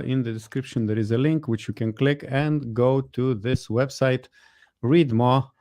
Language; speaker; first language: English; non-native, fluent; Lithuanian